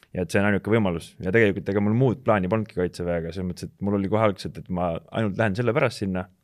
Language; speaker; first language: Estonian; native; Estonian